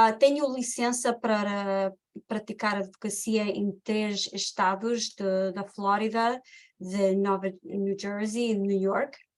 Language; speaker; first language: Portuguese; early bilingual, heritage; Portuguese